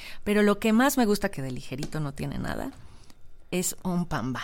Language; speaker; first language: Spanish; native; Spanish